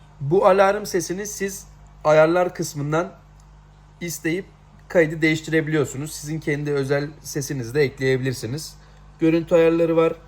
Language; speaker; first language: Turkish; native; Turkish